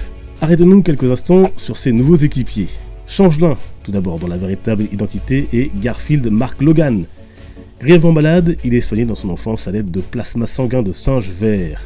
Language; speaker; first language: French; native; French